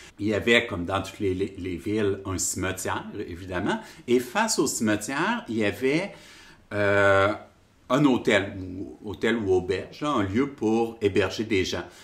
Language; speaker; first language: French; native; French